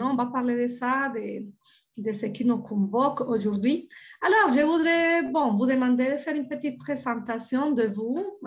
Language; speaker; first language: French; non-native, fluent; Spanish